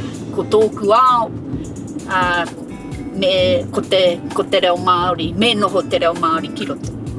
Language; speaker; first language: Māori; non-native, local second language; English